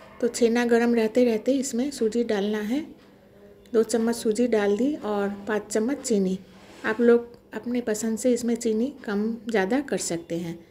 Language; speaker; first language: Hindi; non-native, local second language; Bangla